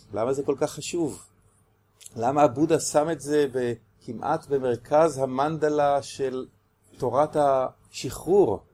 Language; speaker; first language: Hebrew; native; Hebrew